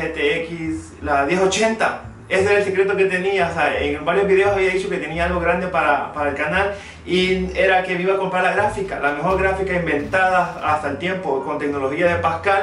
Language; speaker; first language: Spanish; early bilingual, other home language; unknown